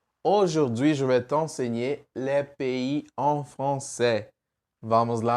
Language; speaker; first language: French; non-native, fluent; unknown